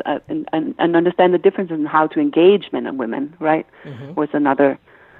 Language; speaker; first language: English; non-native, fluent; Danish